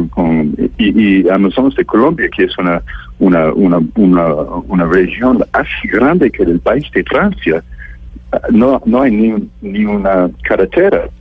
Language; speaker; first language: Spanish; non-native, fluent; English